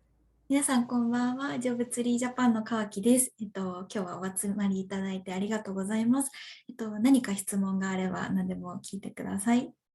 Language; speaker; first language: Japanese; native; Japanese